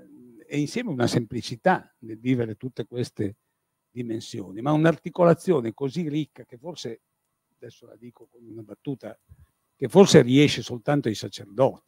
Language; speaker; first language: Italian; native; Italian